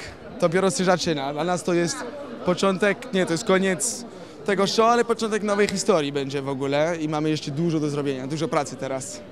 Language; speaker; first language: Polish; non-native, fluent; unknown